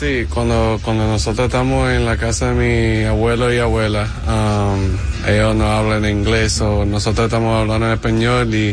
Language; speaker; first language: Spanish; early bilingual, heritage; English